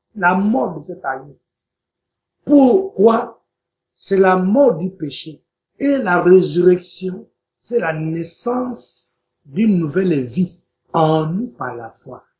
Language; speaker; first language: French; non-native, local second language; Lingala